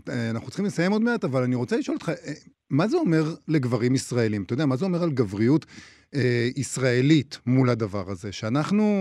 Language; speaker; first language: Hebrew; native; Hebrew